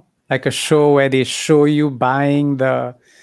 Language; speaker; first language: English; non-native, local second language; Tamil